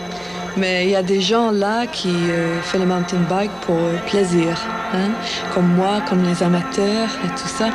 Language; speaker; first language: French; non-native, learner; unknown